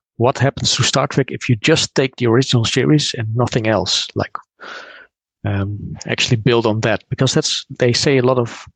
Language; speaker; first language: English; non-native, fluent; Dutch